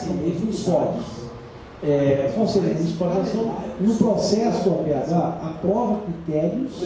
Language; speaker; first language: Portuguese; native; Portuguese